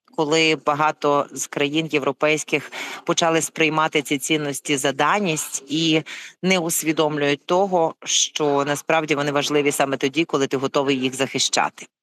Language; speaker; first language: Ukrainian; native; Ukrainian